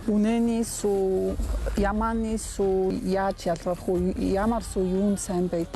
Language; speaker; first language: Mongolian; non-native, fluent; Polish